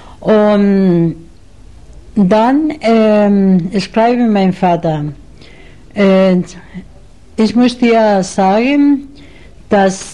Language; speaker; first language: German; non-native, fluent; Spanish